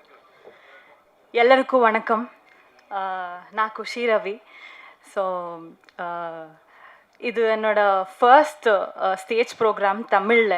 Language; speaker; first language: Tamil; non-native, learner; Kannada